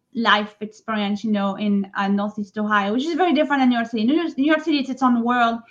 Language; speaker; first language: English; non-native, fluent; French